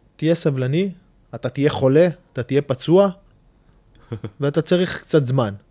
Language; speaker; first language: Hebrew; non-native, local second language; Adyghe